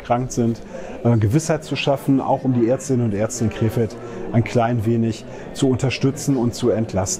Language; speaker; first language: German; native; German